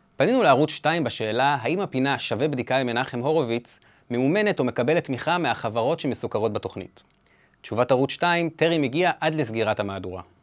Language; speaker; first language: Hebrew; native; Hebrew